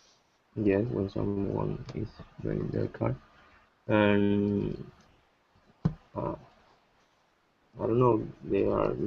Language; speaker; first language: English; non-native, learner; Spanish